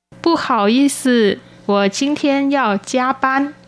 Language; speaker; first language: Chinese; non-native, fluent; Vietnamese